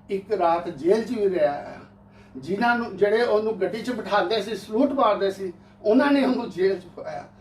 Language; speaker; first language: Hindi; non-native, local second language; Punjabi